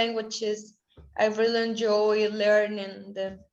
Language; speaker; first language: English; non-native, learner; Spanish